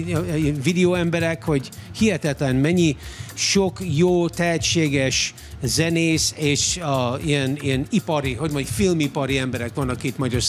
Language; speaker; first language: Hungarian; early bilingual, heritage; English